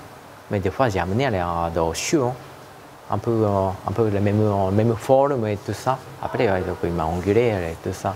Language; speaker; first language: French; non-native, learner; Japanese